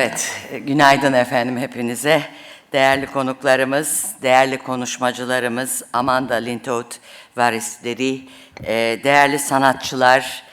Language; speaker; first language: Turkish; native; Turkish